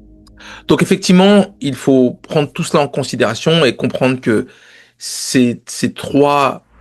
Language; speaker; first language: French; native; French